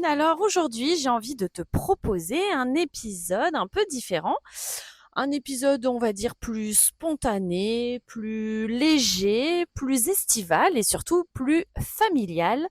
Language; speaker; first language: French; native; French